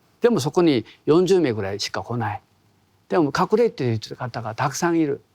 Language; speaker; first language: Japanese; non-native, fluent; Korean